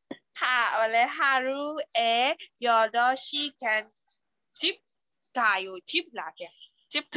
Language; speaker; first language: Korean; non-native, learner; Burmese